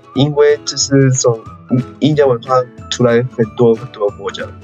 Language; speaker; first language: Chinese; non-native, fluent; Spanish